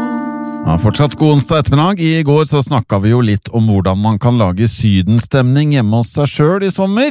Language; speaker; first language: Norwegian; native; Norwegian